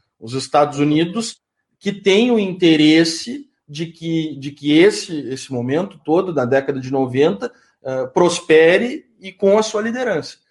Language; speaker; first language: Portuguese; native; Portuguese